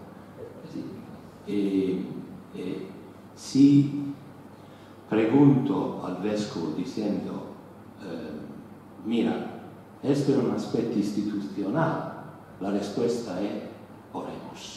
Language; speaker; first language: Spanish; non-native, learner; Italian